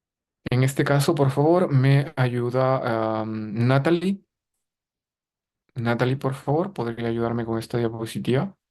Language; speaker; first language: Spanish; native; Spanish